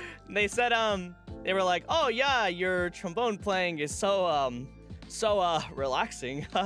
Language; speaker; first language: English; native; English